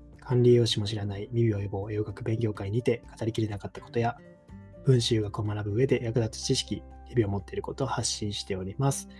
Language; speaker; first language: Japanese; native; Japanese